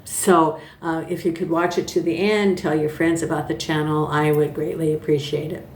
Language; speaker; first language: English; native; English